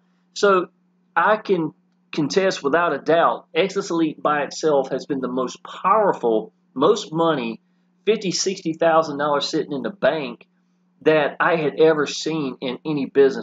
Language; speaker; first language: English; native; English